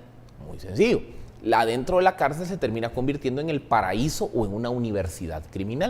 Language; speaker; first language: Spanish; native; Spanish